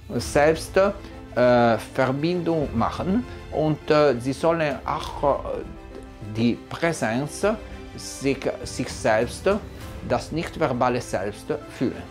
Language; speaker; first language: German; non-native, learner; Italian